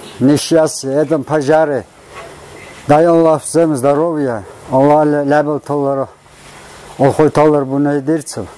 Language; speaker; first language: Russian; non-native, local second language; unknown